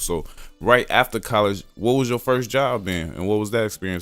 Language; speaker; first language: English; native; English